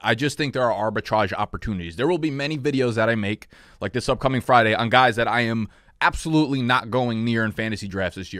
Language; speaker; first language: English; native; English